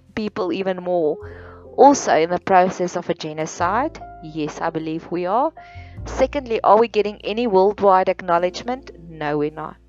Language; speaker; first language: English; non-native, local second language; Afrikaans